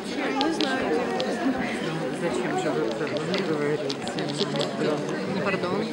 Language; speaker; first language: Russian; native; Russian